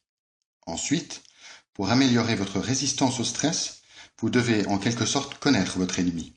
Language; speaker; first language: French; native; French